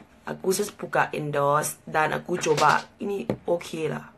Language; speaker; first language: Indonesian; non-native, learner; Thai